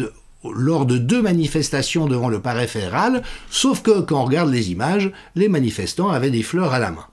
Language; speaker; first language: French; native; French